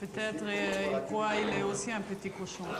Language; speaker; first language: French; non-native, learner; German